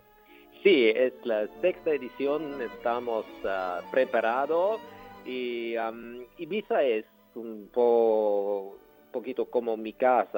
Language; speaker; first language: Spanish; non-native, learner; German